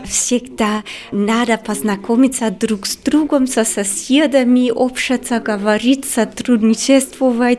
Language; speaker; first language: Russian; non-native, fluent; German